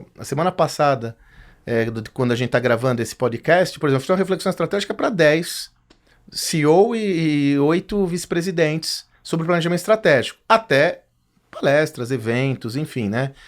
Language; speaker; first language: Portuguese; native; Portuguese